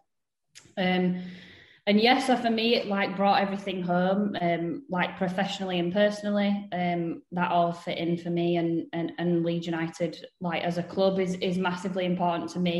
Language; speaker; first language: English; native; English